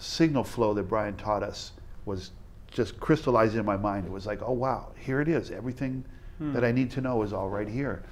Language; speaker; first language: English; native; English